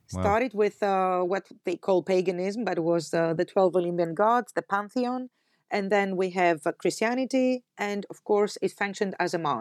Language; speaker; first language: English; non-native, fluent; Greek